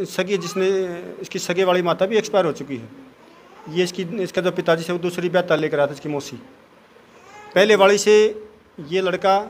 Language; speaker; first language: Hindi; native; Hindi